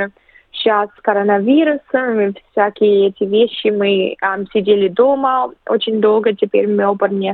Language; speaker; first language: Russian; early bilingual, other home language; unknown